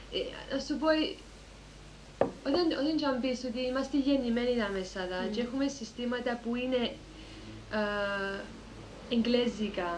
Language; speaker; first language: Greek; early bilingual, heritage; Greek